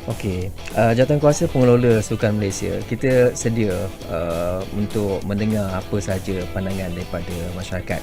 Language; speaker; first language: Malay; native; Malay